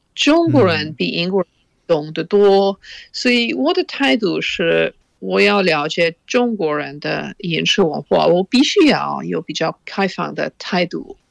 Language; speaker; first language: Chinese; non-native, fluent; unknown